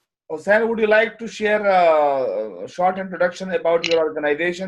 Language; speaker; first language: English; non-native, fluent; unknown